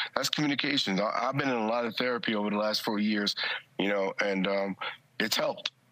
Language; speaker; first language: English; native; English